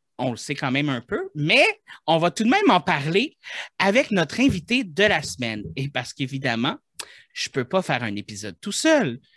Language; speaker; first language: French; native; French